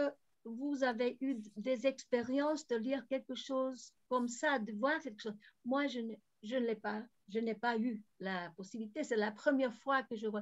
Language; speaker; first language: French; non-native, fluent; Spanish